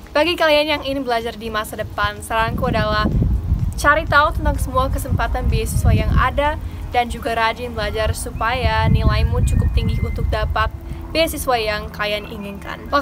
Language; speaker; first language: Indonesian; non-native, fluent; English